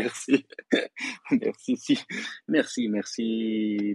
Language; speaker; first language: French; non-native, fluent; Kabuverdianu